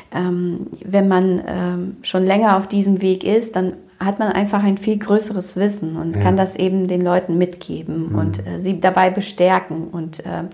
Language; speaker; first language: German; early bilingual, other home language; Romanian